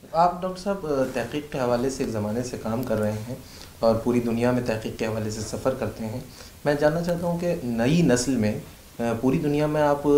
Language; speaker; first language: Hindi; native; Hindi